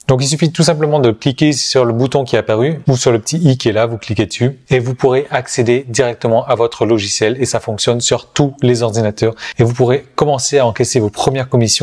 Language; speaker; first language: French; native; French